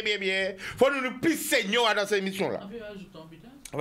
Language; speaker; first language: French; non-native, local second language; Guadeloupean Creole French